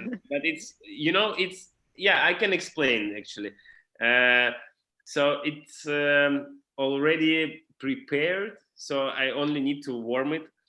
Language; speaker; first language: English; non-native, learner; Russian